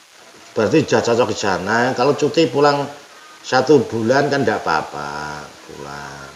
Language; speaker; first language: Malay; non-native, local second language; Javanese